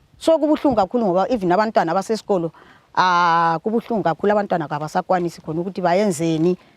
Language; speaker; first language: Zulu; native; Zulu